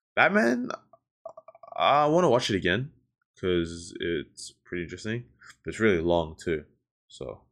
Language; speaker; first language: English; native; English